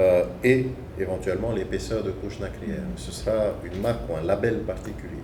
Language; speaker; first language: French; native; French